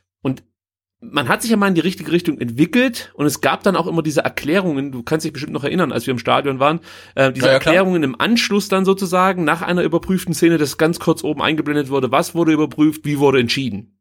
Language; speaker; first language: German; native; German